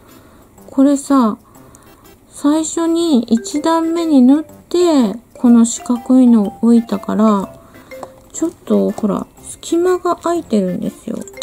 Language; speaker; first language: Japanese; native; Japanese